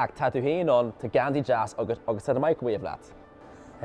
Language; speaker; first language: Irish; non-native, local second language; English